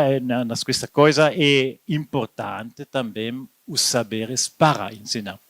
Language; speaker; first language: Portuguese; non-native, fluent; Italian